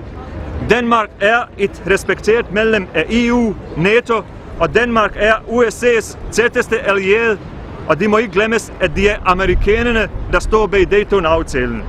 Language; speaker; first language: Danish; non-native, fluent; Bosnian